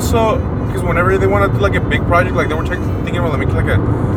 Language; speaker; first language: English; non-native, fluent; Spanish